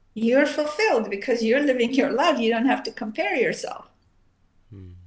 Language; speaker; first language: English; non-native, fluent; Armenian